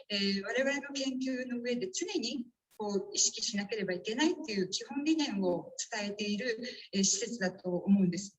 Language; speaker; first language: Japanese; native; Japanese